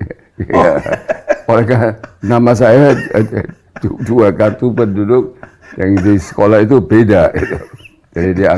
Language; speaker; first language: Indonesian; non-native, local second language; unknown